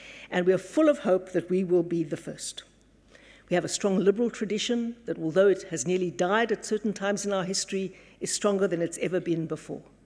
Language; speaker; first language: English; native; English